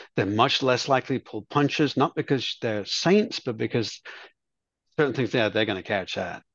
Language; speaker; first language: English; native; English